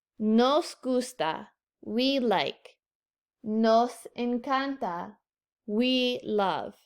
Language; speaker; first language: Spanish; non-native, fluent; English